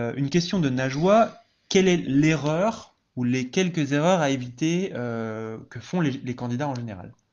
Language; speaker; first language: French; native; French